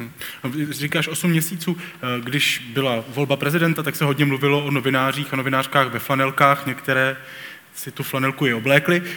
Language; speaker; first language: Czech; native; Czech